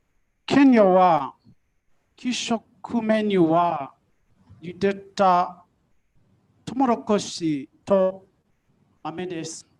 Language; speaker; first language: Japanese; non-native, learner; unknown